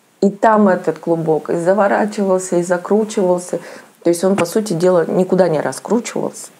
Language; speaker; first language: Russian; native; Russian